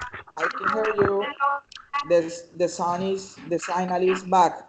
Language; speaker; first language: English; non-native, learner; Spanish